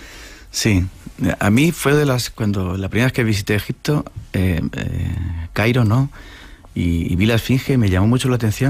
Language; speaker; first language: Spanish; native; Spanish